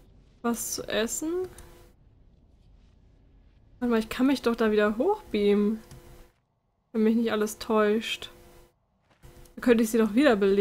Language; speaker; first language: German; native; German